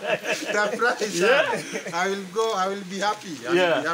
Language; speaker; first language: English; non-native, learner; Swahili